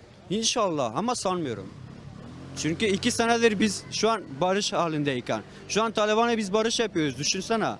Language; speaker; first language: Turkish; non-native, fluent; Persian